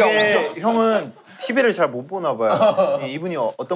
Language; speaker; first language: Korean; native; Korean